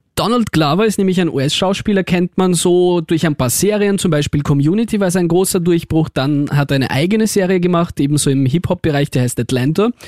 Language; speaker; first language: German; early bilingual, other home language; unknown